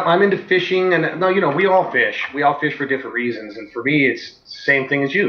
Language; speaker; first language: English; native; English